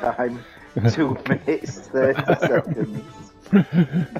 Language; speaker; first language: English; native; English